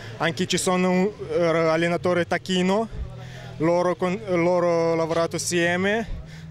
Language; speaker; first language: Italian; non-native, learner; Uzbek